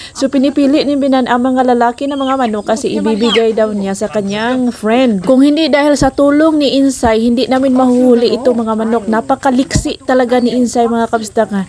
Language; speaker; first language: Filipino; non-native, local second language; Cebuano